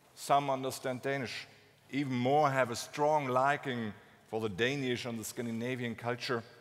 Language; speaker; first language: English; non-native, fluent; German